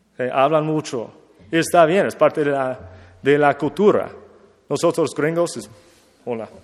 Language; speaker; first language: Spanish; non-native, learner; English